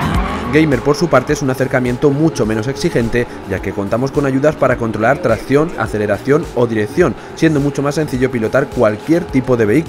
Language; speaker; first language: Spanish; native; Spanish